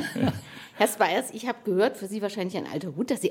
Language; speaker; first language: German; native; German